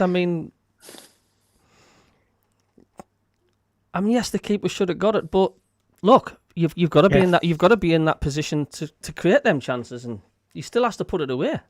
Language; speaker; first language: English; native; English